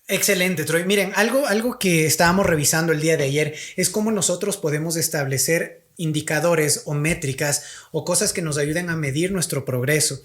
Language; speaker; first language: Spanish; native; Spanish